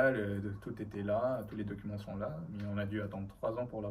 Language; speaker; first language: French; early bilingual, other home language; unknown